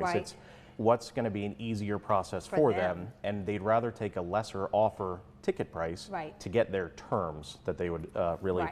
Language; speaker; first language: English; native; English